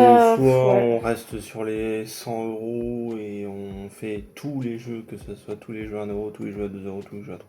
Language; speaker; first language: French; native; French